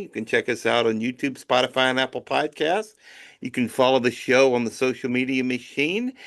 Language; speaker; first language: English; native; English